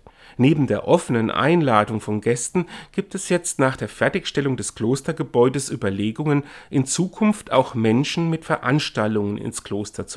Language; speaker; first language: German; native; German